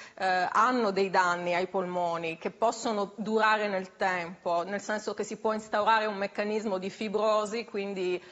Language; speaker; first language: Italian; native; Italian